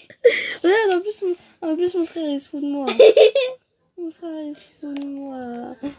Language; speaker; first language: French; native; French